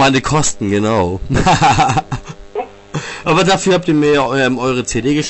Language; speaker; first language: German; native; German